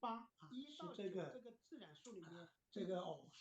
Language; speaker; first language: Chinese; native; Chinese